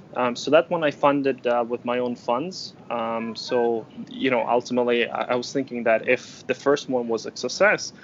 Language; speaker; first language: English; non-native, fluent; Ukrainian